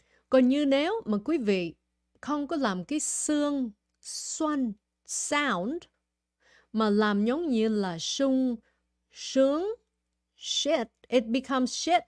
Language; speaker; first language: Vietnamese; early bilingual, heritage; Vietnamese